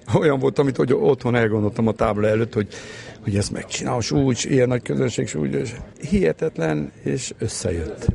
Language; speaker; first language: Hungarian; native; Hungarian